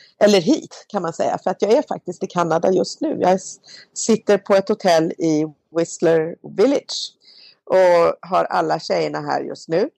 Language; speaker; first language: Swedish; native; Swedish